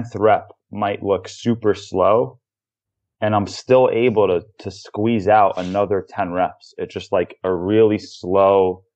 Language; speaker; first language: English; native; English